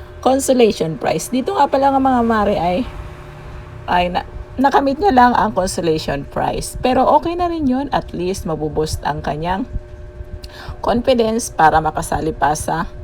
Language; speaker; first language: Filipino; non-native, local second language; Bikol